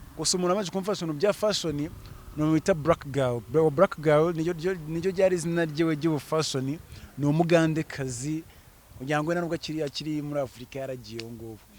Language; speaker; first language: Kinyarwanda; early bilingual, heritage; Kinyarwanda